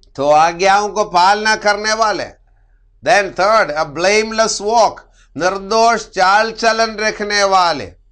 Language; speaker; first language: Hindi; non-native, local second language; Malayalam